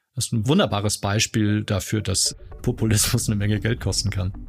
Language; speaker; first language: German; native; German